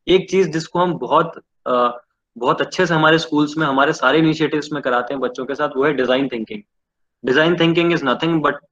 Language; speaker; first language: Hindi; non-native, local second language; Odia